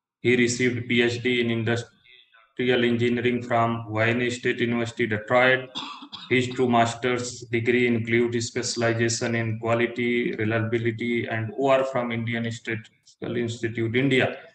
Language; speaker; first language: English; non-native, local second language; Hindi